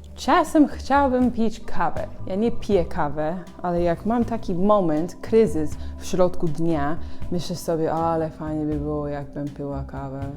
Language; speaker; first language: Polish; non-native, learner; English